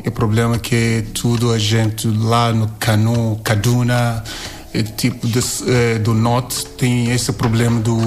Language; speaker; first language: Portuguese; non-native, learner; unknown